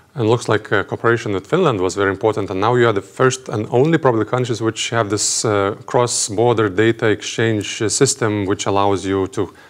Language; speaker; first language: English; non-native, fluent; Lithuanian